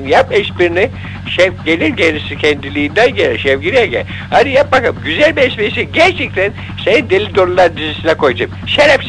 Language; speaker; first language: Turkish; native; Turkish